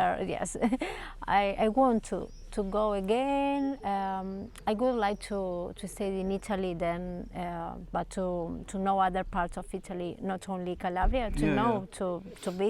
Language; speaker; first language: English; non-native, learner; Spanish